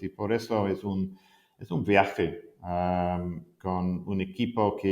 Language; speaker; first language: Spanish; non-native, fluent; English